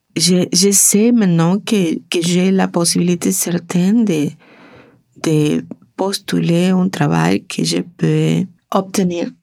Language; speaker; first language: French; non-native, learner; Spanish